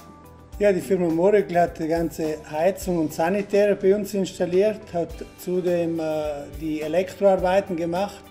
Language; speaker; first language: German; non-native, local second language; Italian